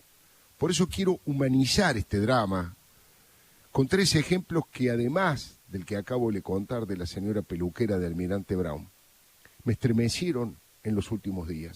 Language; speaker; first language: Spanish; native; Spanish